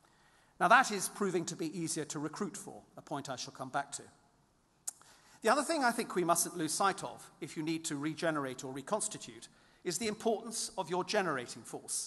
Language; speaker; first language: English; native; English